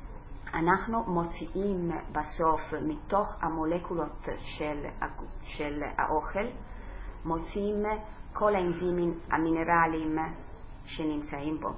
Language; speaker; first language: Hebrew; non-native, fluent; Italian